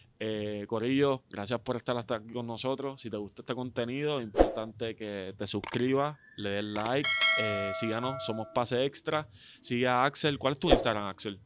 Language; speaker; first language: Spanish; native; Spanish